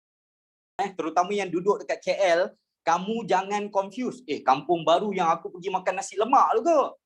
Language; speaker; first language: Malay; native; Malay